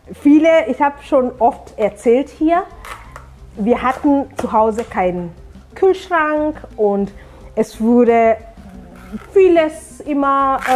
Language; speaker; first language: German; non-native, fluent; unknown